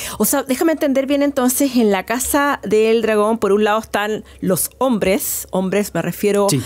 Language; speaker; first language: Spanish; native; Spanish